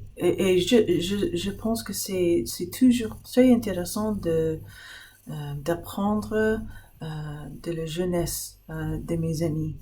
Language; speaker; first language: French; non-native, fluent; English